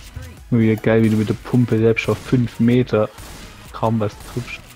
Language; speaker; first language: German; native; German